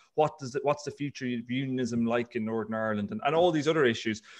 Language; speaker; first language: English; native; English